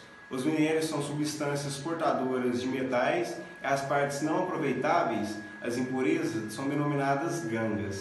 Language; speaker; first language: Portuguese; native; Portuguese